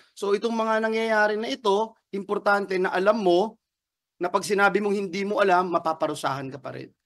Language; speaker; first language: Filipino; native; Filipino